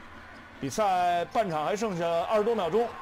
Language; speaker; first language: Chinese; native; Chinese